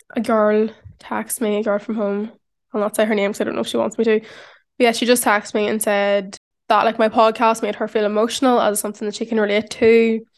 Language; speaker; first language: English; native; English